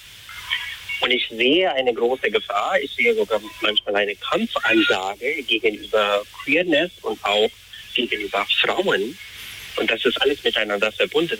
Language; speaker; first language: German; non-native, fluent; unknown